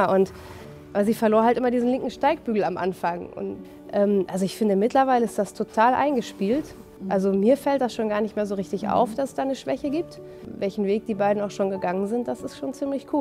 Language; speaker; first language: German; native; German